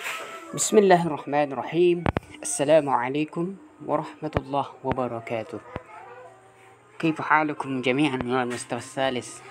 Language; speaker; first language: Arabic; non-native, fluent; Indonesian